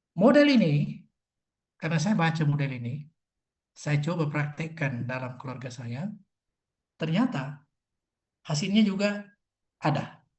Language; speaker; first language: Indonesian; non-native, local second language; Buginese